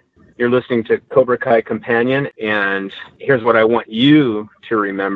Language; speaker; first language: English; native; English